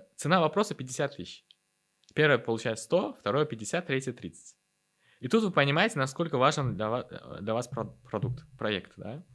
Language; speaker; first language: Russian; non-native, local second language; Uzbek